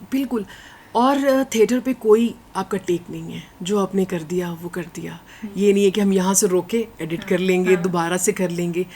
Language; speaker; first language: Urdu; non-native, local second language; Punjabi